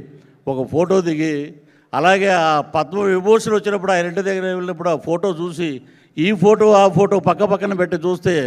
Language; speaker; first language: Telugu; native; Telugu